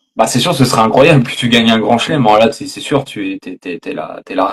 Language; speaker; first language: French; native; French